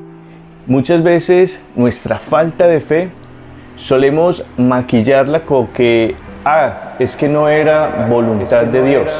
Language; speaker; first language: Spanish; native; Spanish